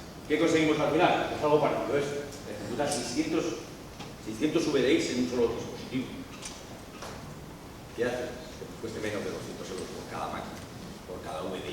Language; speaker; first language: Spanish; native; Spanish